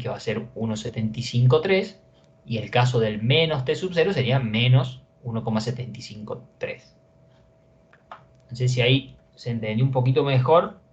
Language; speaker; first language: Spanish; native; Spanish